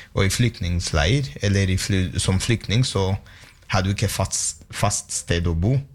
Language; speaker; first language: Norwegian; non-native, fluent; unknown